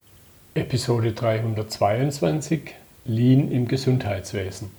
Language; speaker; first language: German; native; German